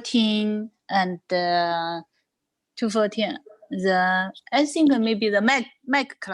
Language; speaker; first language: English; non-native, learner; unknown